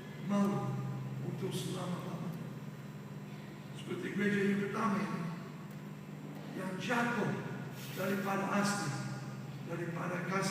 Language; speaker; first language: Indonesian; non-native, learner; English